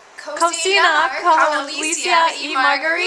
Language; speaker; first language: Spanish; non-native, learner; English